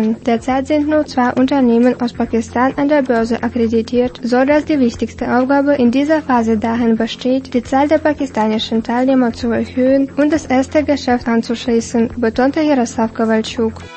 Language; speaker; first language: German; non-native, fluent; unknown